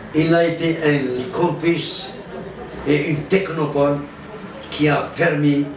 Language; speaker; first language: French; non-native, local second language; Arabic